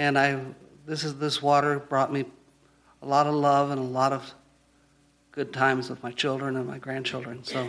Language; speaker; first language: English; non-native, fluent; Spanish